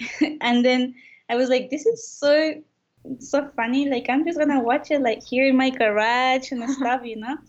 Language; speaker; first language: English; non-native, fluent; Spanish